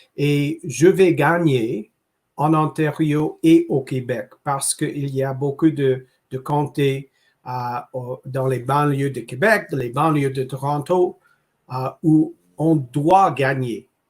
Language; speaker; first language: French; non-native, local second language; English